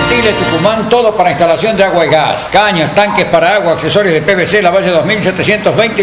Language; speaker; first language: Spanish; native; Spanish